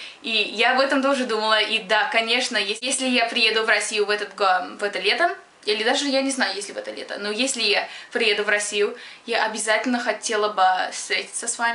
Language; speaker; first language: Russian; early bilingual, other home language; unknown